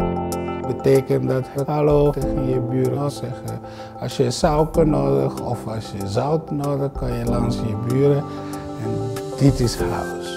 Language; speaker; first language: Dutch; non-native, learner; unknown